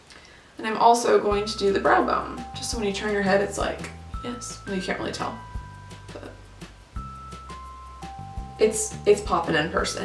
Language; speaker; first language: English; native; English